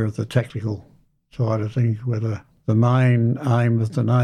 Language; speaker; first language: English; native; English